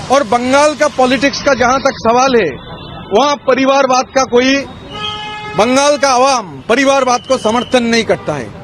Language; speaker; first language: Hindi; non-native, local second language; Bangla